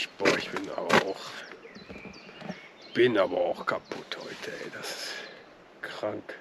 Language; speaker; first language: German; native; German